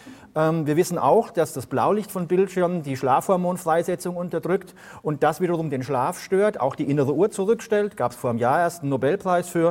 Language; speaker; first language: German; native; German